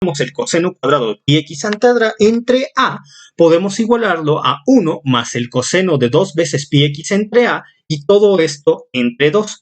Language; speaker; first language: Spanish; native; Spanish